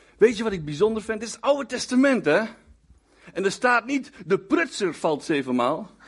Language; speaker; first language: Dutch; native; Dutch